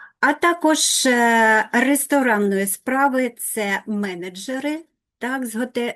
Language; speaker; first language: Ukrainian; non-native, local second language; Russian